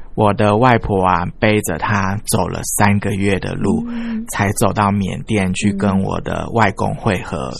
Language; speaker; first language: Chinese; early bilingual, heritage; Chinese